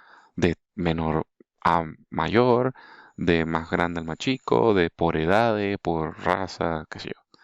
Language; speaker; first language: Spanish; native; Spanish